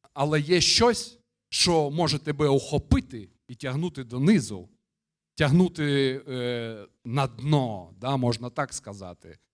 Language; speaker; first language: Ukrainian; non-native, local second language; Russian